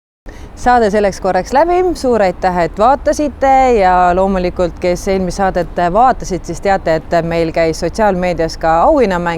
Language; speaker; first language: Estonian; native; Estonian